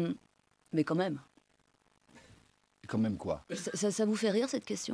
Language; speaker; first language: French; native; French